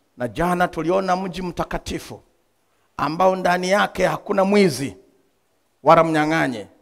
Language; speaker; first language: Swahili; native; Swahili